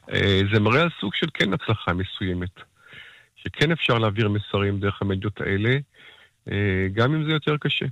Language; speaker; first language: Hebrew; native; Hebrew